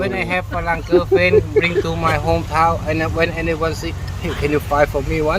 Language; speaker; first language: English; non-native, learner; Thai